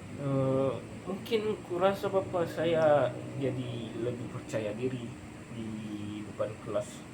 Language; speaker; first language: Indonesian; non-native, local second language; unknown